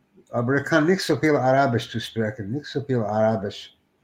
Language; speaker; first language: German; non-native, learner; English